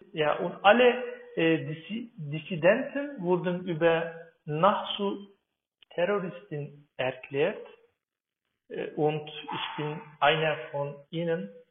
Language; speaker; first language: German; non-native, learner; Turkish